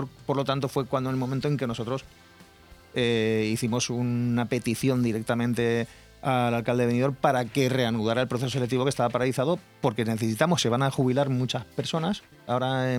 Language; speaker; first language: Spanish; native; Spanish